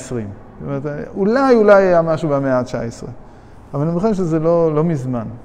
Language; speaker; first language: Hebrew; non-native, fluent; English